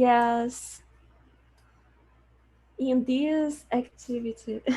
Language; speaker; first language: English; non-native, learner; Portuguese